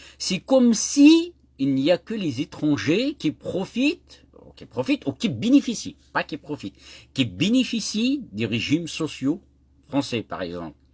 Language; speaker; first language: French; non-native, local second language; Kabyle